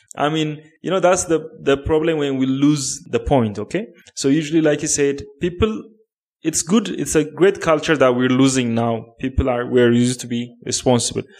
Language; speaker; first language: English; non-native, fluent; Amharic